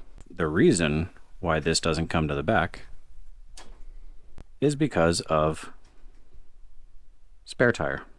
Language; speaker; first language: English; native; English